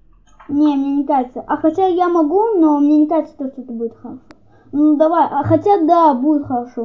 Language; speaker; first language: Russian; native; Russian